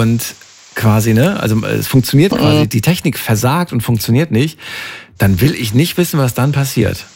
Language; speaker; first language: German; native; German